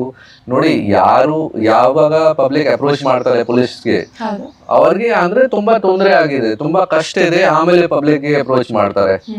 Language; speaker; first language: Kannada; non-native, local second language; Hindi